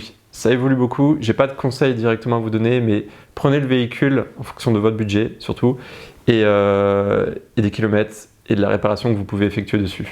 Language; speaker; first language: French; native; French